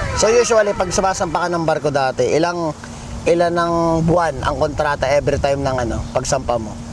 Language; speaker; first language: Filipino; native; Filipino